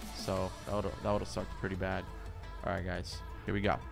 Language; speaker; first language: English; native; English